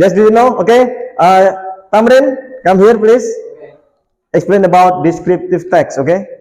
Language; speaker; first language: English; non-native, learner; Indonesian